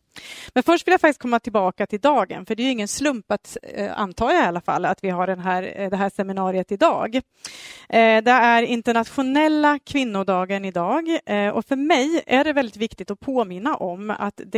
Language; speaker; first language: Swedish; native; Swedish